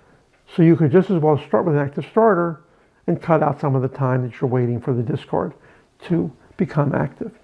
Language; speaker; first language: English; native; English